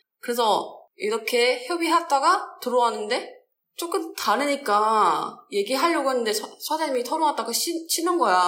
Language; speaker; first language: Korean; non-native, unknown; Chinese